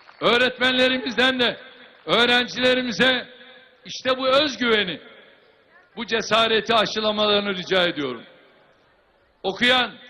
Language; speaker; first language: Turkish; native; Turkish